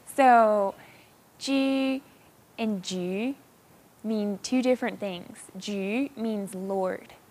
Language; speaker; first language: English; native; English